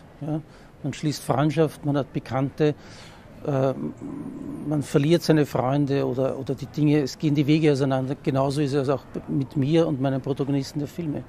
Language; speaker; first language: German; native; German